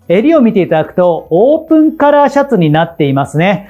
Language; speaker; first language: Japanese; native; Japanese